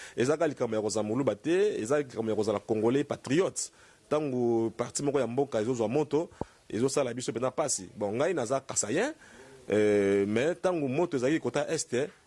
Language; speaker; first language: Lingala; non-native, local second language; Luba-Lulua